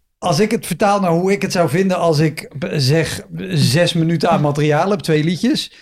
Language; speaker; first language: Dutch; native; Dutch